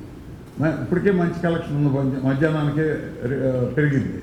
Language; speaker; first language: Telugu; native; Telugu